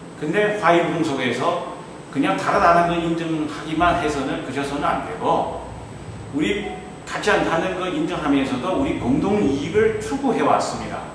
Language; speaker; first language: Korean; non-native, fluent; Chinese